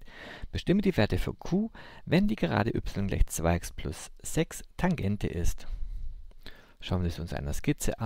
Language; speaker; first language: German; native; German